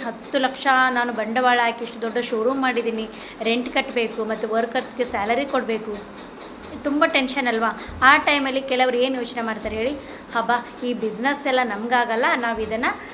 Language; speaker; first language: Kannada; native; Kannada